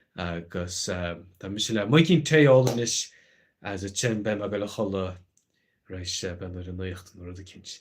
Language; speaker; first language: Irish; non-native, local second language; English